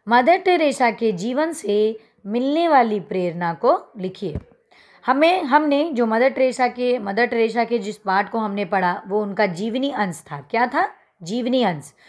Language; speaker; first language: Hindi; native; Hindi